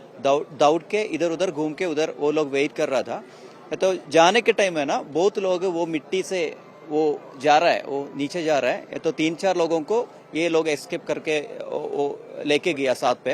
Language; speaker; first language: Hindi; non-native, local second language; Malayalam